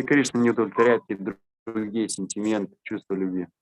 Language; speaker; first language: Russian; native; Russian